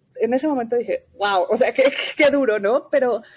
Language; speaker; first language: Spanish; native; Spanish